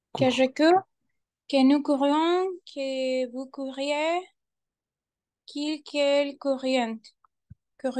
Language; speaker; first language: French; non-native, learner; Spanish